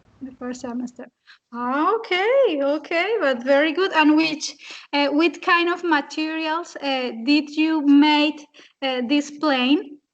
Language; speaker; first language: English; non-native, fluent; Spanish